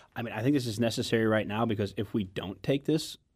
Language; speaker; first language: English; native; English